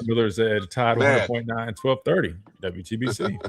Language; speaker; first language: English; native; English